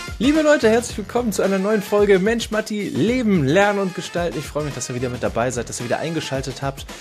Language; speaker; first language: German; native; German